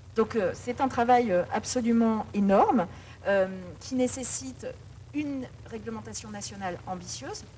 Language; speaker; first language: French; native; French